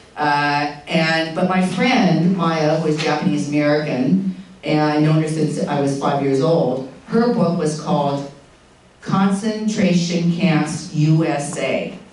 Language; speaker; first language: English; native; English